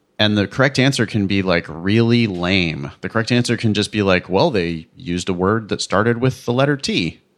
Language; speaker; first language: English; native; English